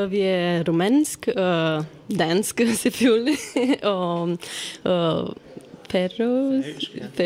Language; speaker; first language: Danish; non-native, learner; Romanian